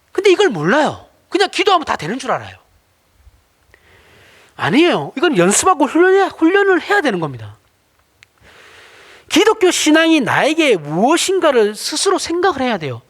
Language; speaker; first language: Korean; native; Korean